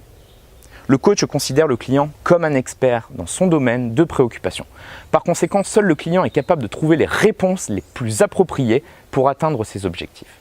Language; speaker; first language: French; native; French